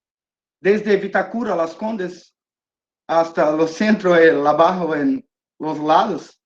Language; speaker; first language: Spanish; non-native, learner; Portuguese